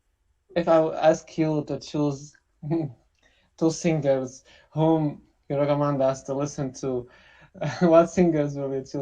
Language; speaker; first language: English; non-native, learner; Arabic